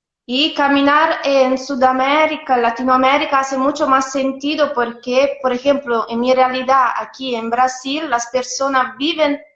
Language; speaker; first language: Spanish; non-native, fluent; Italian